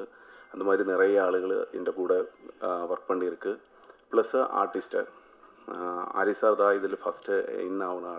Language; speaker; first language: Tamil; non-native, learner; Malayalam